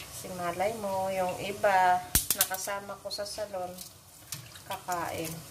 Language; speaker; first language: Filipino; native; Filipino